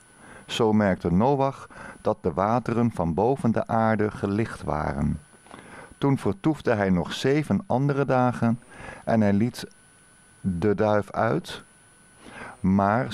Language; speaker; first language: Dutch; native; Dutch